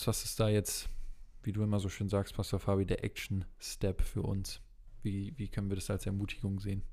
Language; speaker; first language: German; native; German